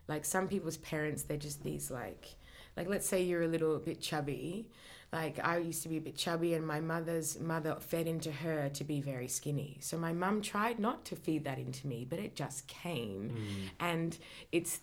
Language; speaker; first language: English; native; English